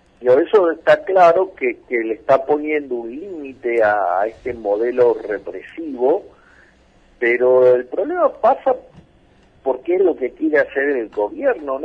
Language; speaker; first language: Spanish; native; Spanish